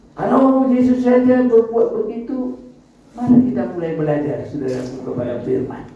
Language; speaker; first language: Indonesian; non-native, local second language; Batak Toba